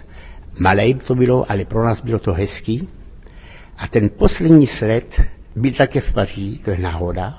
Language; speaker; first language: Czech; early bilingual, heritage; French